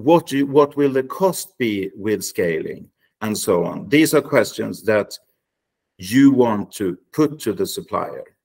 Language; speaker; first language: English; non-native, fluent; Swedish